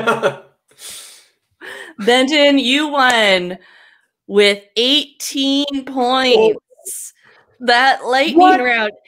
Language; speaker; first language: English; native; English